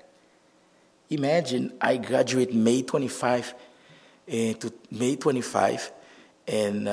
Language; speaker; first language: English; non-native, fluent; Haitian Creole